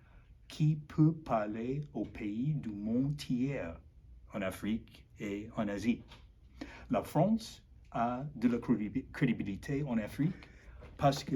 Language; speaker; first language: French; non-native, learner; English